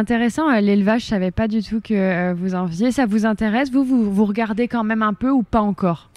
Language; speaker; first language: French; native; French